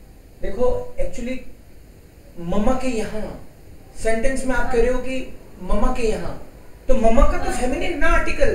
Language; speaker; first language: Hindi; non-native, local second language; Gujarati